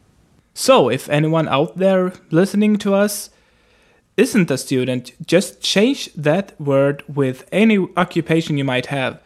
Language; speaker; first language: English; non-native, fluent; Swedish